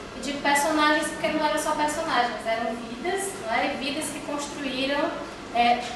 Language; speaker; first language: Portuguese; native; Portuguese